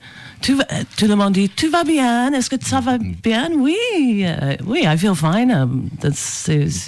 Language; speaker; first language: French; non-native, fluent; English